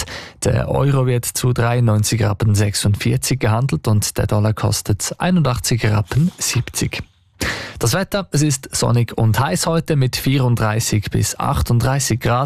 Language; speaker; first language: German; native; German